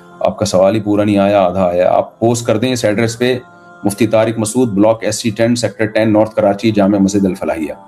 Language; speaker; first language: Urdu; native; Urdu